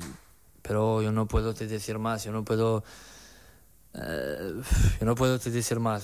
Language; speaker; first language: Spanish; non-native, learner; French